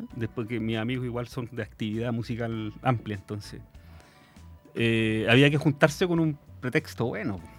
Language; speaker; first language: Spanish; native; Spanish